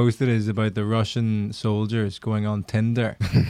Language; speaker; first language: English; native; English